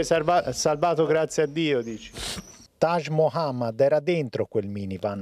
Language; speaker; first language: Italian; native; Italian